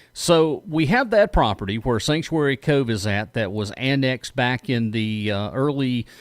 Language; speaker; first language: English; native; English